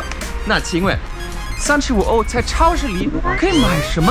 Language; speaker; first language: Chinese; non-native, fluent; German